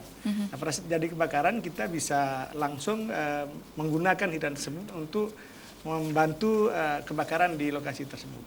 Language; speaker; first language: Malay; native; Malay